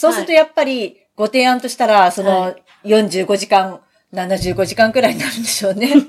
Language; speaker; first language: Japanese; native; Japanese